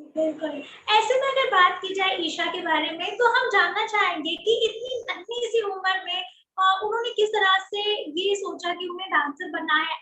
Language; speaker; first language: Hindi; native; Hindi